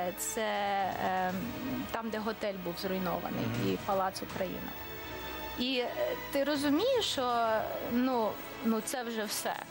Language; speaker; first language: Ukrainian; native; Ukrainian